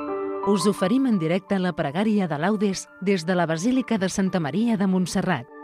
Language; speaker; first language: Catalan; native; Catalan